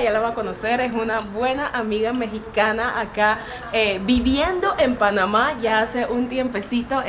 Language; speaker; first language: Spanish; native; Spanish